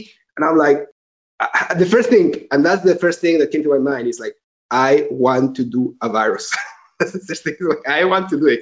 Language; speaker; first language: English; non-native, fluent; Spanish